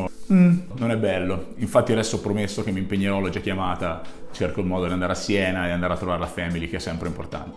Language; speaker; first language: Italian; native; Italian